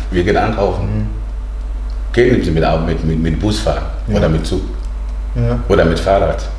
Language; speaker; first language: German; non-native, learner; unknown